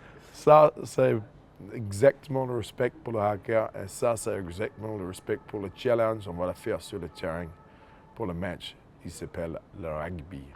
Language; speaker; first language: French; non-native, fluent; English